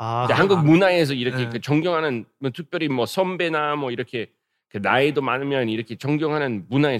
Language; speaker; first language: Korean; non-native, fluent; English